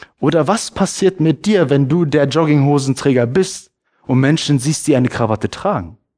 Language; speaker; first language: German; early bilingual, other home language; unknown